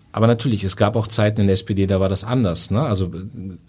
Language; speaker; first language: German; native; German